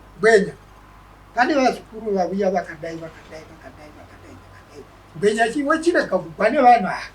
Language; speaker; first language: Shona; native; Shona